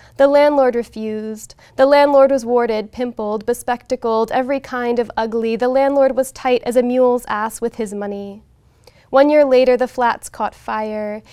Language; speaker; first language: English; native; English